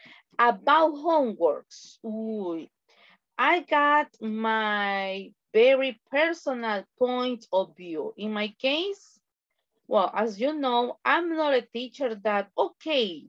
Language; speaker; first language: English; non-native, fluent; Spanish